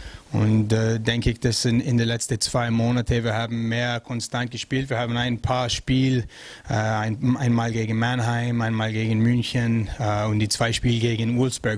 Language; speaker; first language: German; non-native, learner; French